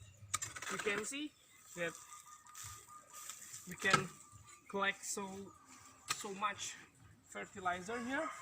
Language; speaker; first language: English; non-native, fluent; Indonesian